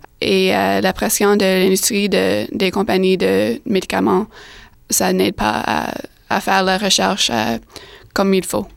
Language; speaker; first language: French; non-native, fluent; English